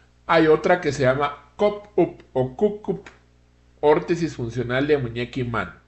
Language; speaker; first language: Spanish; native; Spanish